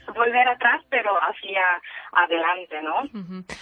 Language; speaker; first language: Spanish; early bilingual, heritage; German